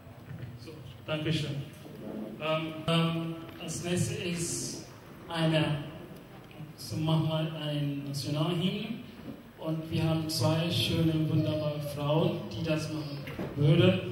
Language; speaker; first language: German; non-native, learner; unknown